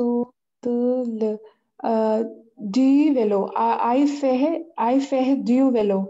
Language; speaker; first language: French; non-native, learner; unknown